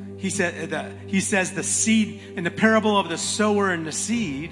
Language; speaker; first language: English; native; English